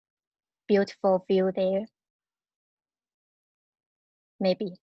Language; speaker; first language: English; non-native, learner; Chinese